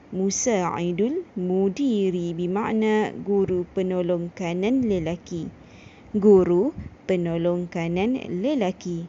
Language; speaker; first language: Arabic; non-native, fluent; Malay